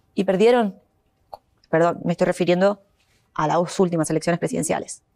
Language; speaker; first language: Spanish; native; Spanish